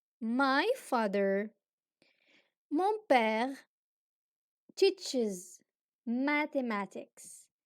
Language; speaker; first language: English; non-native, fluent; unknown